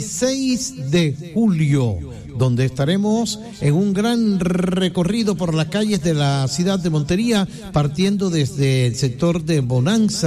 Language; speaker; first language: Spanish; native; Spanish